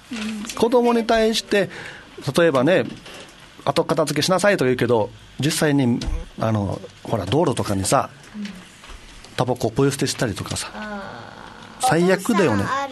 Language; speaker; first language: Japanese; native; Japanese